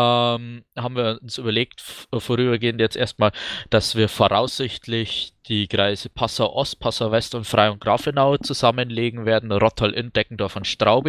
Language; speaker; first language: German; native; German